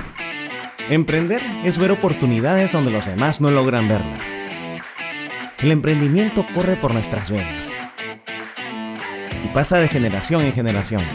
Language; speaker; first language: Spanish; native; Spanish